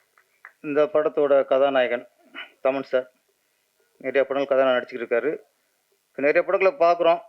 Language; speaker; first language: Tamil; native; Tamil